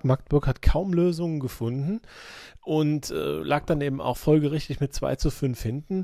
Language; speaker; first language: German; native; German